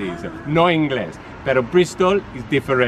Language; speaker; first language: Spanish; non-native, learner; English